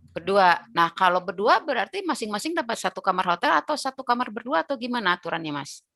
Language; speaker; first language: Indonesian; native; Indonesian